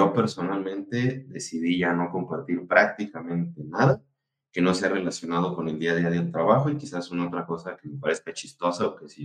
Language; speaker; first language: Spanish; native; Spanish